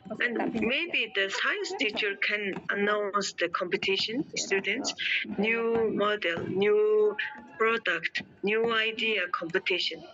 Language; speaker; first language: English; non-native, learner; Mongolian